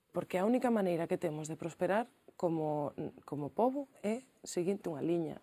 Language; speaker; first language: Galician; early bilingual, other home language; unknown